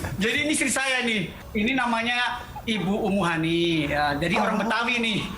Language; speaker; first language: Indonesian; native; Indonesian